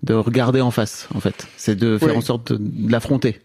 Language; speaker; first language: French; native; French